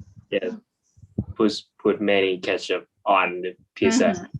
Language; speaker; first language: English; non-native, learner; Thai